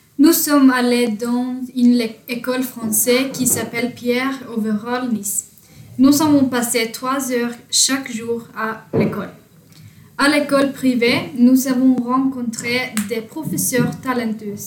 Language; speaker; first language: French; non-native, learner; Norwegian